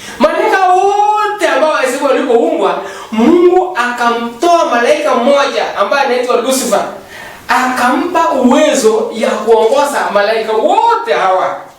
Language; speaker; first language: Swahili; non-native, local second language; Kalenjin